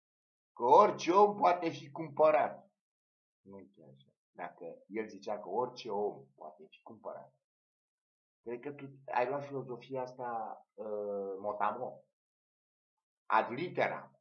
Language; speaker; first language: Romanian; native; Romanian